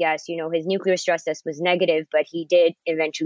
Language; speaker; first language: English; non-native, local second language; Urdu